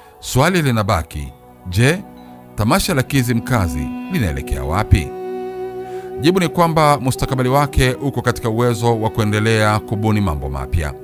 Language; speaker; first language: Swahili; native; Swahili